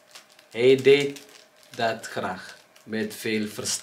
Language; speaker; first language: Dutch; non-native, learner; Indonesian